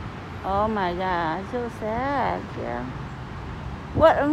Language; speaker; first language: English; non-native, learner; Vietnamese